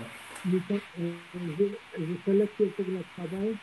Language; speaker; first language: French; non-native, learner; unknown